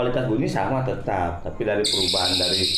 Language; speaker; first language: Indonesian; non-native, local second language; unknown